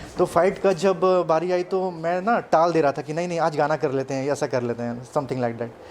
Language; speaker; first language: Hindi; non-native, local second language; Telugu